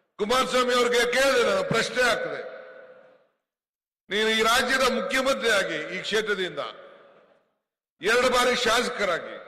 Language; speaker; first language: Kannada; native; Kannada